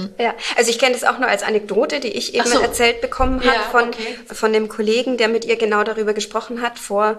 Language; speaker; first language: German; native; German